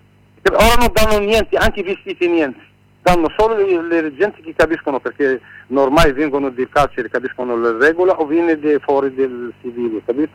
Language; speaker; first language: Italian; non-native, learner; Arabic